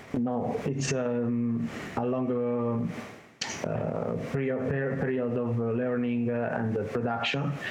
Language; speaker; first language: English; non-native, learner; Italian